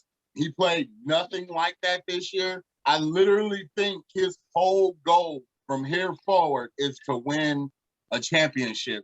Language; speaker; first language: English; native; English